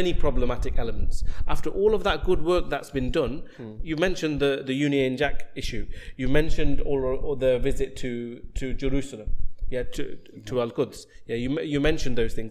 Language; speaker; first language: English; native; English